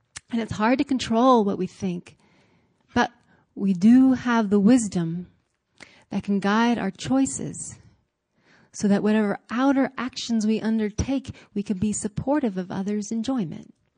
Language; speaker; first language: English; native; English